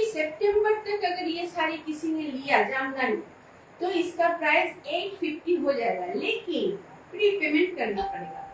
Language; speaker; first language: Hindi; non-native, local second language; Bangla